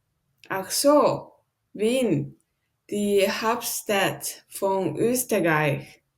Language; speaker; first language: German; non-native, learner; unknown